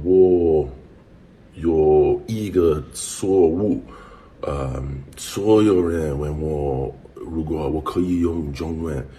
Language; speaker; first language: Chinese; non-native, learner; English